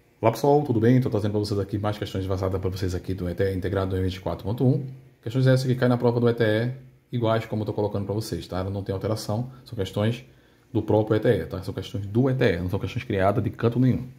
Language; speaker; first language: Portuguese; native; Portuguese